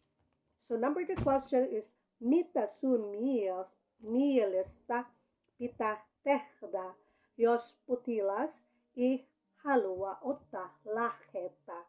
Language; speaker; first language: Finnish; non-native, learner; Cebuano